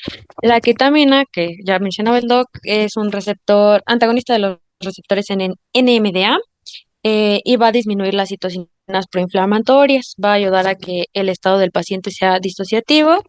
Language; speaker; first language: Spanish; native; Spanish